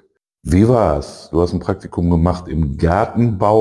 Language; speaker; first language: German; native; German